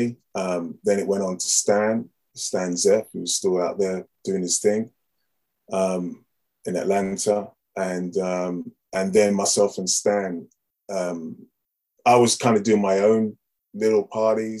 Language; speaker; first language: English; native; English